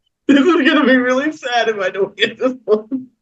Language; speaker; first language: English; native; English